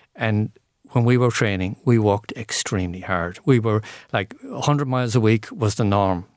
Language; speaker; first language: English; native; English